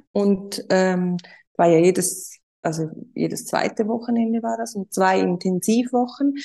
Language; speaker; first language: German; non-native, fluent; Spanish